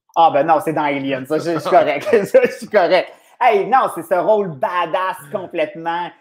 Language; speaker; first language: French; native; French